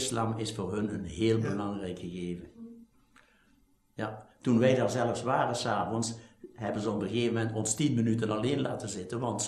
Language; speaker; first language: Dutch; native; Dutch